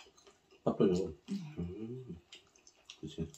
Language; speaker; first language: Vietnamese; non-native, learner; Korean